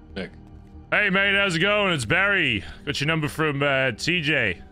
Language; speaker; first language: English; native; English